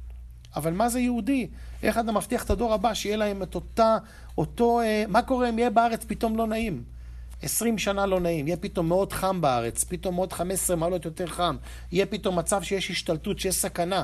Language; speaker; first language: Hebrew; native; Hebrew